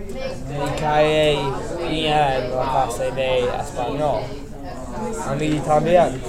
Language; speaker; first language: Spanish; non-native, learner; English